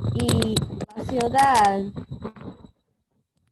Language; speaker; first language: Spanish; non-native, learner; English